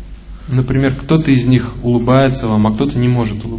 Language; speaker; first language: Russian; native; Russian